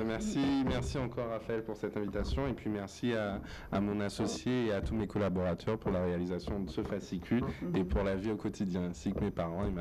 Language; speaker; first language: French; native; French